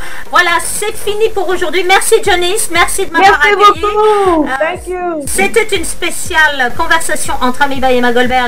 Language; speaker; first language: French; native; French